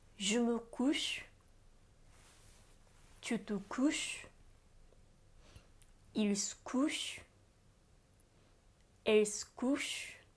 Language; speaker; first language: French; non-native, fluent; Japanese